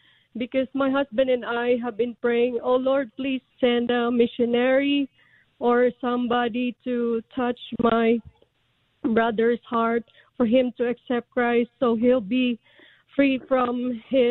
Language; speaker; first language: English; non-native, local second language; Filipino